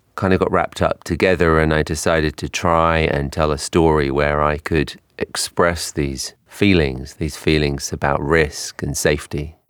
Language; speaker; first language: English; native; English